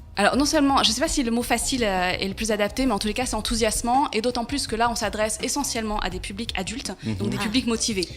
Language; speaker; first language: French; native; French